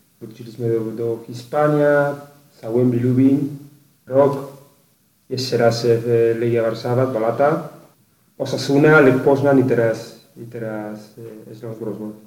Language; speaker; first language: Polish; non-native, learner; Spanish